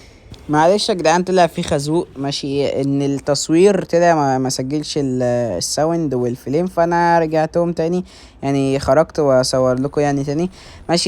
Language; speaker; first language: Arabic; native; Arabic